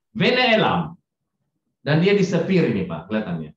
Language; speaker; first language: Hebrew; non-native, learner; Indonesian